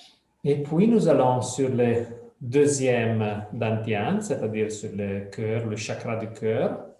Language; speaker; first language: French; non-native, fluent; Italian